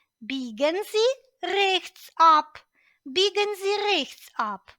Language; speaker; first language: German; non-native, fluent; Ukrainian